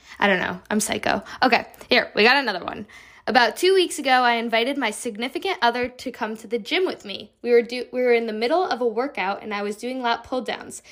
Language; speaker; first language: English; native; English